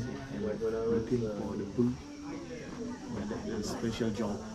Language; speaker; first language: English; non-native, local second language; Indonesian